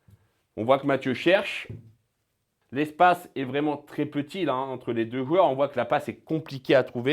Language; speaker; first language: French; native; French